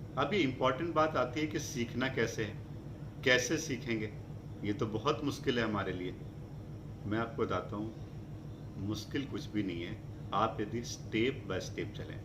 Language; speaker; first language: Hindi; native; Hindi